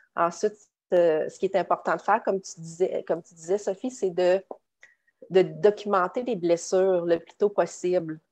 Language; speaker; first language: French; native; French